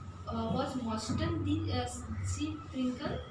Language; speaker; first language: German; non-native, learner; Marathi